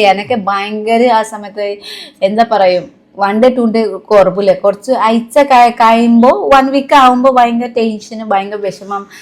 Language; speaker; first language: Malayalam; non-native, fluent; Nepali